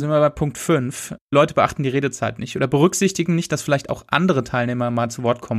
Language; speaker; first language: German; native; German